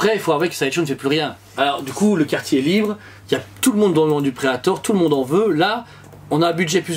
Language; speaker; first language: French; native; French